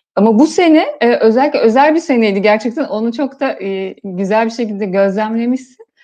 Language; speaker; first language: Turkish; native; Turkish